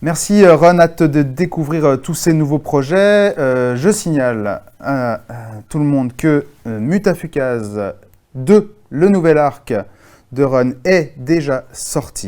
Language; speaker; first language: French; native; French